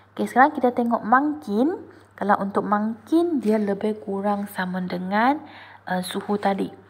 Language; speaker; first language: Malay; non-native, local second language; Chinese